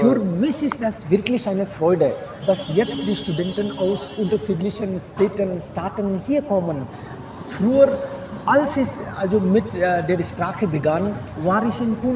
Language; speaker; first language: German; non-native, fluent; Hindi